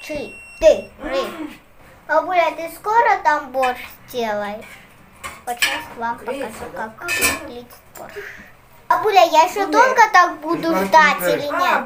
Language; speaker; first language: Russian; early bilingual, heritage; Russian